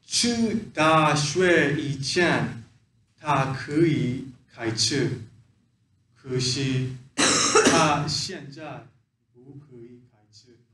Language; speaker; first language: Chinese; non-native, learner; Korean